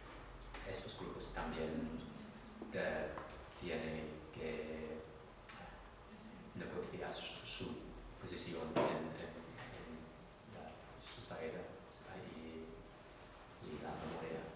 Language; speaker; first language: Spanish; non-native, fluent; English